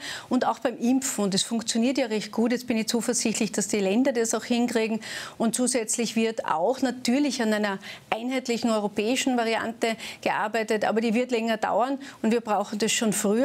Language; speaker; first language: German; native; German